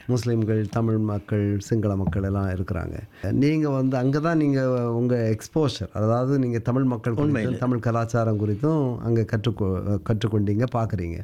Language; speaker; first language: Tamil; native; Tamil